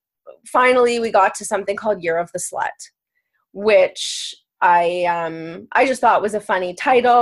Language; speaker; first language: English; native; English